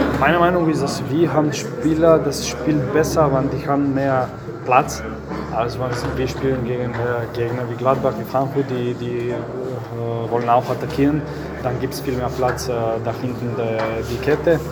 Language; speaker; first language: German; non-native, fluent; Croatian